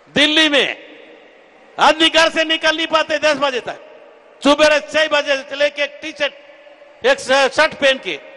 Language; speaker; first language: Hindi; native; Hindi